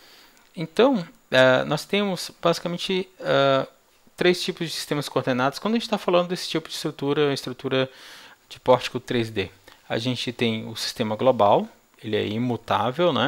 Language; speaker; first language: Portuguese; native; Portuguese